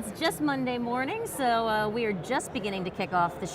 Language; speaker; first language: English; native; English